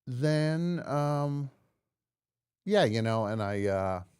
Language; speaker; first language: English; native; English